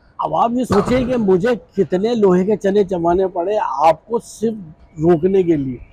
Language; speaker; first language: Urdu; native; Urdu